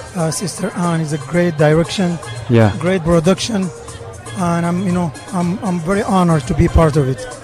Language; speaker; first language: English; non-native, fluent; Arabic